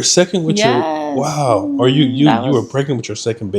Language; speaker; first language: English; native; English